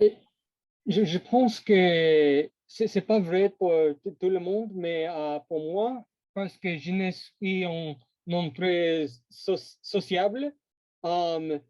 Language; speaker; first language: French; non-native, learner; English